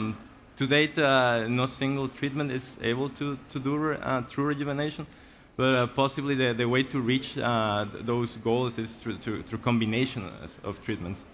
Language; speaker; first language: English; non-native, fluent; Spanish